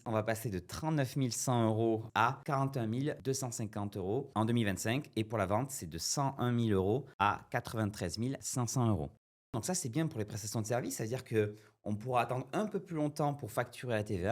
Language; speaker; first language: French; native; French